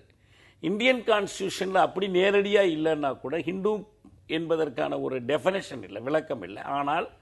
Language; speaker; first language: Tamil; native; Tamil